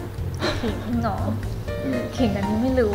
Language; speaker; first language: Thai; non-native, fluent; Chinese